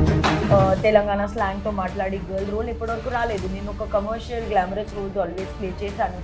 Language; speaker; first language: Telugu; non-native, learner; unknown